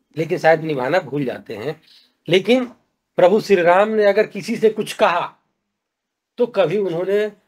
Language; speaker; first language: Hindi; native; Hindi